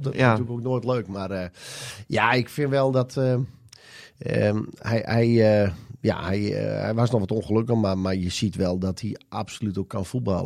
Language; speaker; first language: Dutch; native; Dutch